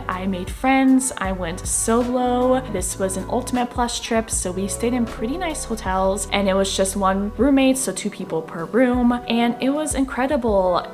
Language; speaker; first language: English; native; English